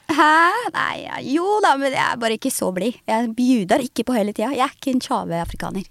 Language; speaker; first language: Norwegian; early bilingual, other home language; Somali